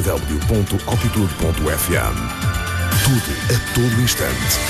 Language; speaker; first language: Portuguese; native; Portuguese